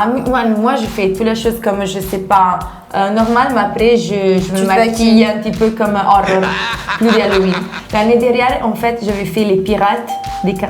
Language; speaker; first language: French; non-native, learner; Italian